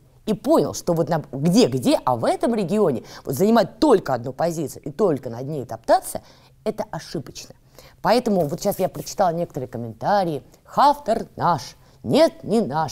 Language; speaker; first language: Russian; native; Russian